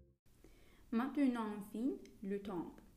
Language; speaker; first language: French; non-native, learner; Swedish